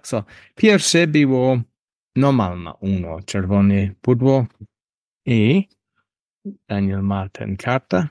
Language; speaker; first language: Polish; non-native, learner; English